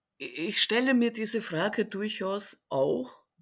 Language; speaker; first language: German; early bilingual, other home language; Russian